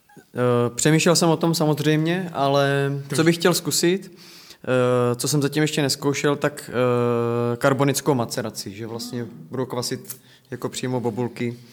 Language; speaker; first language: Czech; native; Czech